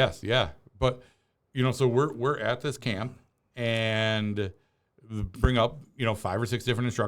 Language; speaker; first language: English; native; English